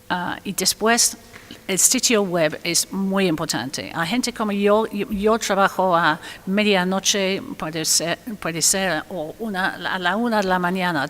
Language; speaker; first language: Spanish; non-native, fluent; English